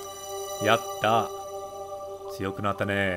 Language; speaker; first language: Japanese; non-native, fluent; English